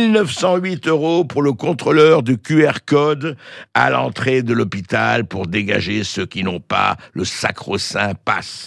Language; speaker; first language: French; native; French